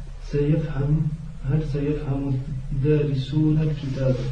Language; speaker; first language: Arabic; non-native, learner; French